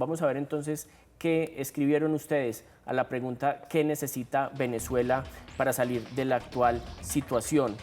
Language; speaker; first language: Spanish; native; Spanish